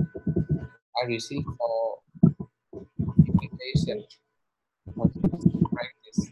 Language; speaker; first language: English; non-native, learner; Vietnamese